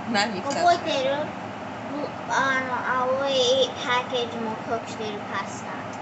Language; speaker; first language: Japanese; early bilingual, heritage; Japanese